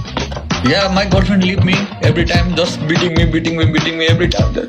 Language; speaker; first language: English; non-native, learner; Nepali